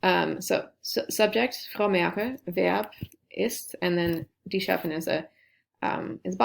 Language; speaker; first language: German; non-native, fluent; English